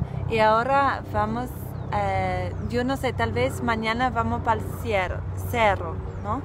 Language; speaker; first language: Spanish; non-native, fluent; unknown